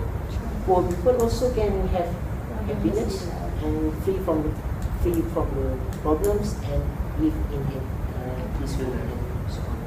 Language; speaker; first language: English; non-native, local second language; Malay